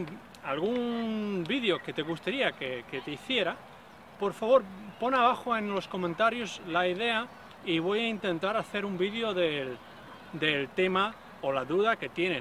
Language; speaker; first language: Spanish; non-native, fluent; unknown